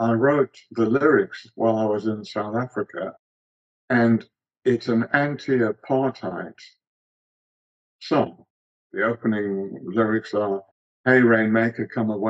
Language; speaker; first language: English; early bilingual, other home language; Greek